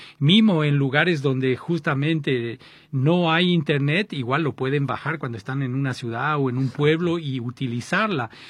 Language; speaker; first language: Spanish; early bilingual, other home language; French